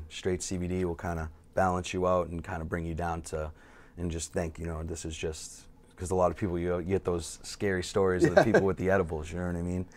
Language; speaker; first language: English; native; English